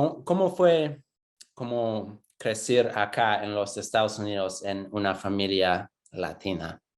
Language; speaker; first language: Spanish; non-native, fluent; English